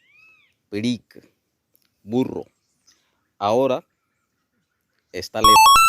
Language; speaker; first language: Spanish; non-native, local second language; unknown